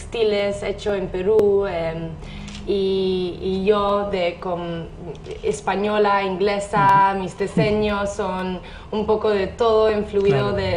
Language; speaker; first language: Spanish; non-native, fluent; English